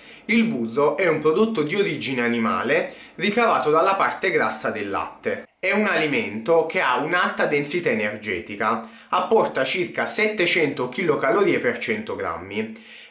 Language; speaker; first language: Italian; native; Italian